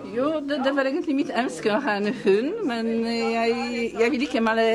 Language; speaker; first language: Norwegian; non-native, learner; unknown